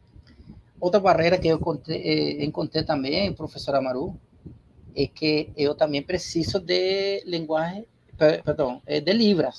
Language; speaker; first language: Portuguese; non-native, learner; Spanish